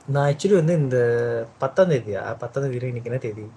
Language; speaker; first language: Tamil; early bilingual, heritage; Tamil